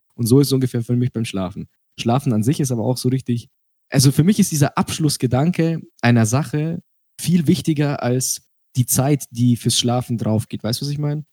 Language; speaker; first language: German; early bilingual, other home language; Russian